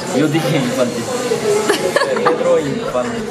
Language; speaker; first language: Spanish; non-native, learner; Korean